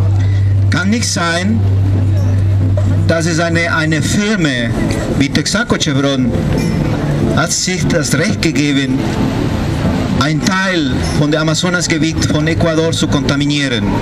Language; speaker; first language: German; non-native, fluent; Spanish